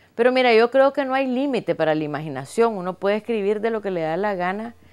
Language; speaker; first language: Spanish; native; Spanish